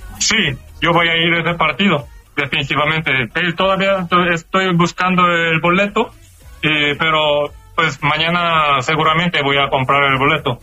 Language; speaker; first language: Spanish; non-native, learner; Korean